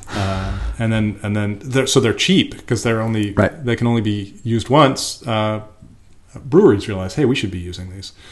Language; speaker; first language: English; native; English